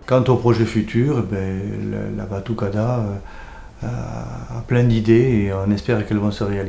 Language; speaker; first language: French; native; French